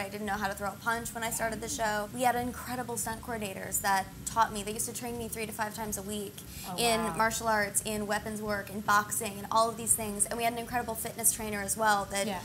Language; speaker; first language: English; native; English